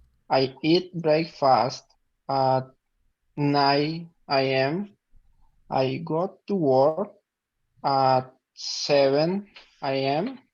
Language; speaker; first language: English; non-native, learner; Spanish